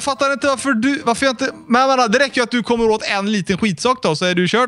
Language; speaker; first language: Swedish; native; Swedish